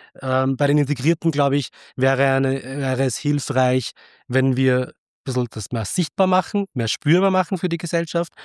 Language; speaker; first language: German; early bilingual, other home language; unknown